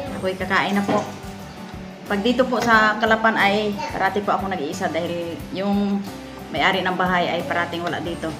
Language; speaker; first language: Filipino; non-native, local second language; Cebuano